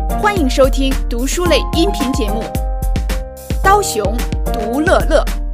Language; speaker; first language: Chinese; native; Chinese